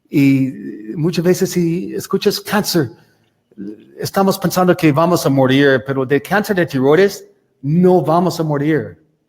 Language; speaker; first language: Spanish; non-native, learner; English